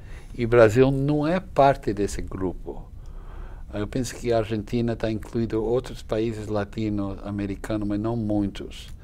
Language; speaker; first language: Portuguese; non-native, fluent; English